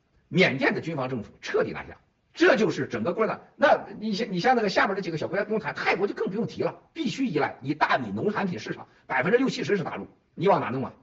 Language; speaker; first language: Chinese; native; Chinese